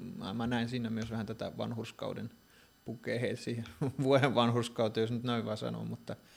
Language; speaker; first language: Finnish; non-native, fluent; Greek